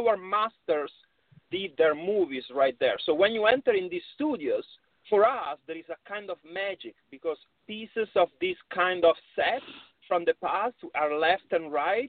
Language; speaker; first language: English; non-native, fluent; Italian